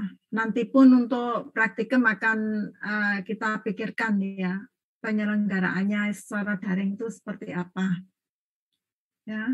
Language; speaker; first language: Indonesian; native; Indonesian